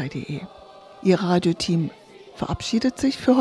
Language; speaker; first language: German; native; German